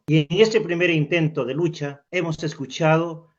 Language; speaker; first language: Spanish; native; Spanish